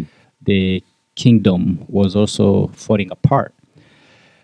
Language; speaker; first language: English; non-native, local second language; Kinyarwanda